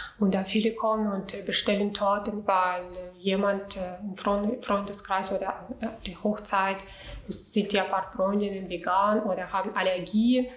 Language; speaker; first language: German; non-native, fluent; Russian